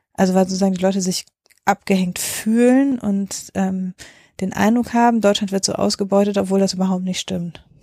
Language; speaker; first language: German; native; German